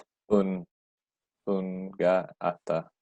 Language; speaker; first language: Japanese; non-native, learner; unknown